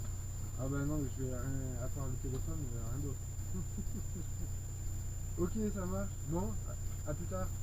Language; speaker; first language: French; native; French